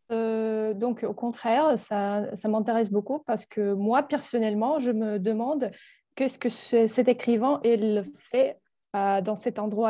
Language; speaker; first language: French; non-native, fluent; Russian